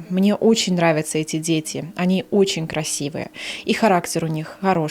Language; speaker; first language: Russian; non-native, learner; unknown